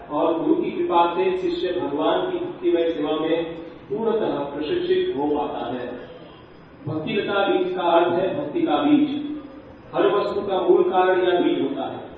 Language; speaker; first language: Hindi; native; Hindi